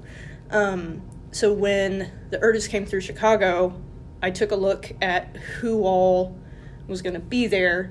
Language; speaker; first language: English; native; English